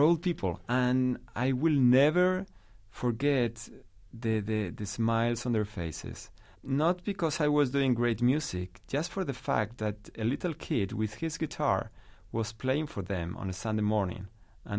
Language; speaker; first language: English; non-native, fluent; Spanish